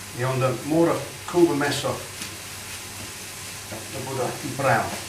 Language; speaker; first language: Bosnian; non-native, learner; English